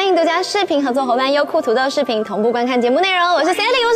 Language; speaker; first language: Chinese; native; Chinese